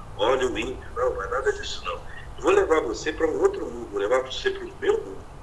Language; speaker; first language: Portuguese; native; Portuguese